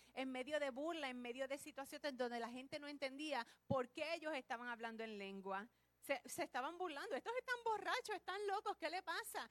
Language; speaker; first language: Spanish; early bilingual, heritage; Spanish